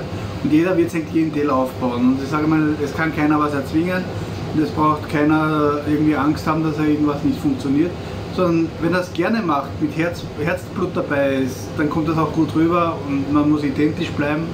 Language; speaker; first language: German; native; German